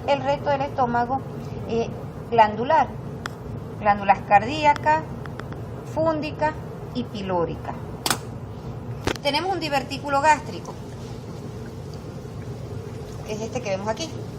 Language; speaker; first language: Spanish; native; Spanish